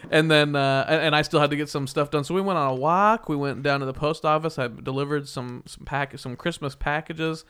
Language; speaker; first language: English; native; English